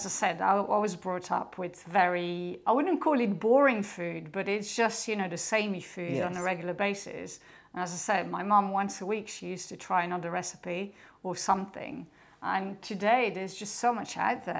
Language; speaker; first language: English; non-native, fluent; French